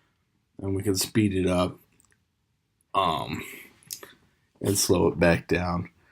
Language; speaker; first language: English; native; English